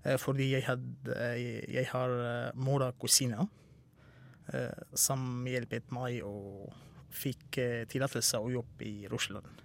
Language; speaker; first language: Norwegian; non-native, learner; Arabic